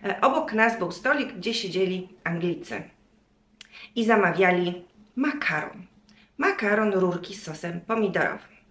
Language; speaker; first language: Polish; native; Polish